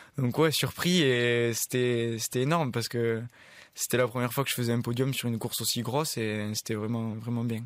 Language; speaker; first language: French; native; French